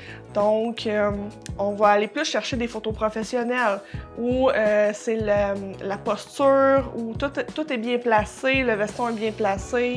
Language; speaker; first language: French; native; French